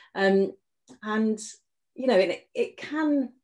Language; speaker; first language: English; native; English